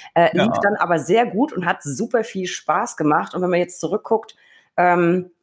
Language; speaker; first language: German; native; German